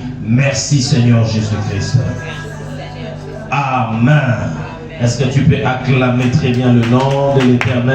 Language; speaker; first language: French; non-native, local second language; Lingala